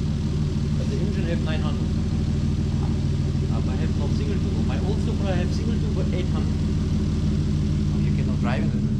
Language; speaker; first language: English; non-native, learner; German